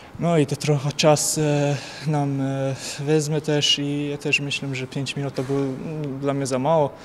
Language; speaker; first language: Polish; early bilingual, heritage; German